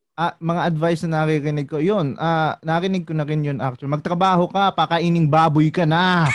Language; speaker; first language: Filipino; native; Filipino